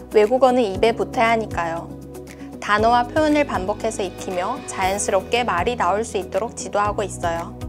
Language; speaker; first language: Korean; non-native, fluent; Chinese